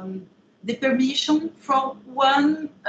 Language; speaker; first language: English; non-native, learner; Portuguese